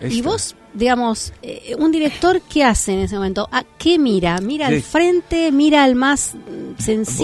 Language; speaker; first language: Spanish; native; Spanish